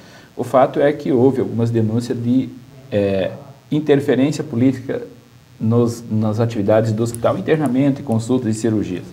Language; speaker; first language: Portuguese; native; Portuguese